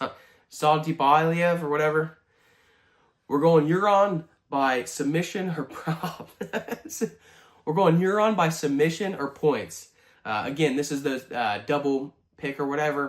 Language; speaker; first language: English; native; English